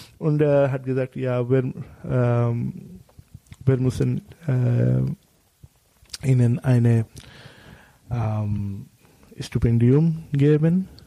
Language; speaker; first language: German; non-native, learner; Bangla